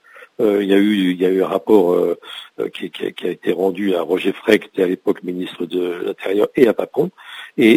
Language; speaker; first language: French; native; French